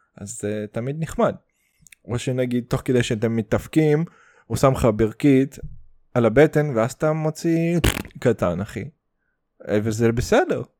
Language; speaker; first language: Hebrew; early bilingual, other home language; Russian